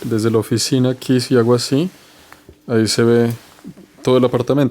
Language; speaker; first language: Spanish; native; Spanish